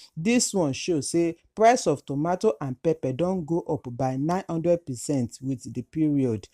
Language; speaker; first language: Nigerian Pidgin; non-native, local second language; Yoruba